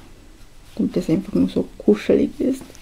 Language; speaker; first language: German; non-native, fluent; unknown